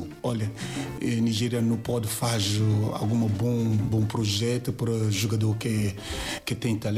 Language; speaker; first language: Portuguese; non-native, learner; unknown